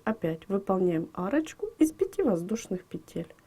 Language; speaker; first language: Russian; native; Russian